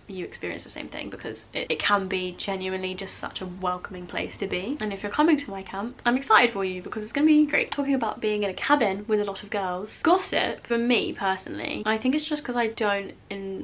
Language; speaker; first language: English; native; English